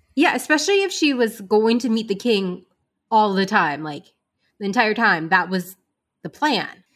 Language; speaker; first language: English; early bilingual, other home language; Hindi